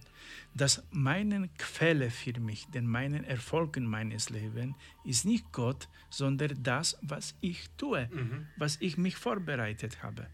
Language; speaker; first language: German; non-native, learner; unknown